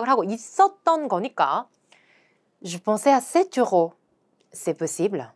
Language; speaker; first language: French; non-native, fluent; Korean